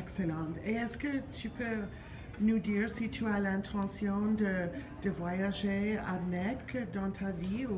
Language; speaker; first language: French; non-native, learner; English